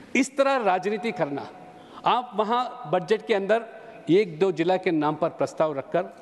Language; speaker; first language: Hindi; non-native, local second language; Telugu